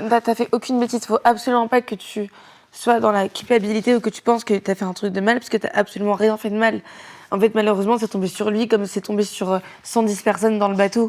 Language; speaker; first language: French; native; French